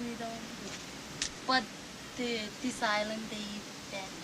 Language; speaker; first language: English; non-native, learner; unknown